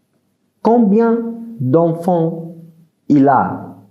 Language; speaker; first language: French; non-native, fluent; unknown